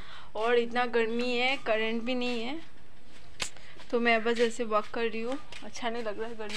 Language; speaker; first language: Hindi; non-native, local second language; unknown